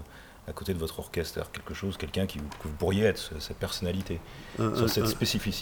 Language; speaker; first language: French; native; French